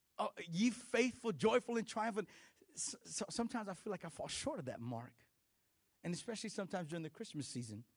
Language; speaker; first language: English; native; English